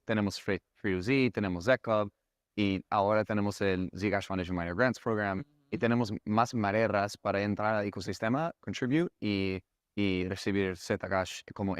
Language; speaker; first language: Spanish; non-native, fluent; English